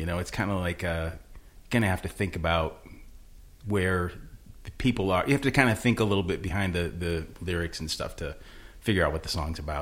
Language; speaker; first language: English; native; English